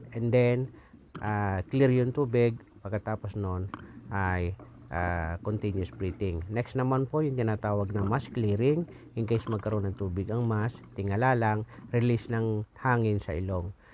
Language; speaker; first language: Filipino; native; Filipino